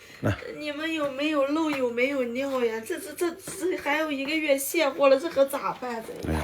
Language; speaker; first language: Chinese; native; Chinese